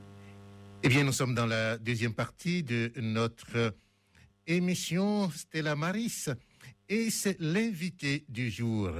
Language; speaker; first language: French; native; French